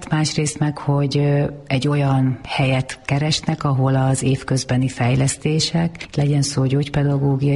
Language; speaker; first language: Hungarian; native; Hungarian